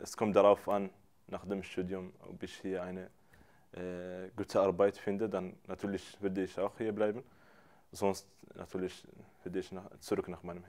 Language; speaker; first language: German; non-native, fluent; Arabic